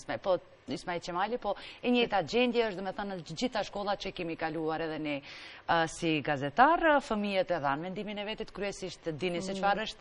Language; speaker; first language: Albanian; native; Albanian